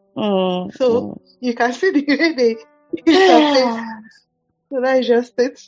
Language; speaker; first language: English; non-native, local second language; Igbo